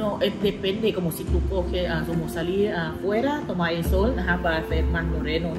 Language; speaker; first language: Spanish; non-native, learner; Thai